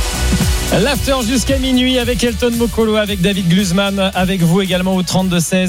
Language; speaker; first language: French; native; French